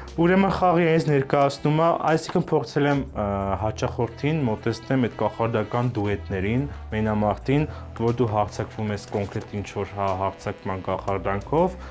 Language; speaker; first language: Armenian; native; Armenian